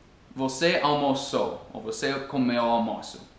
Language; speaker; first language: Portuguese; non-native, fluent; English